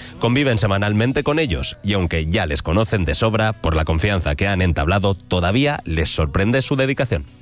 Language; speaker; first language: Spanish; native; Spanish